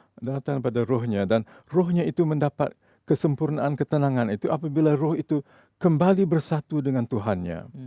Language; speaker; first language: Malay; native; Malay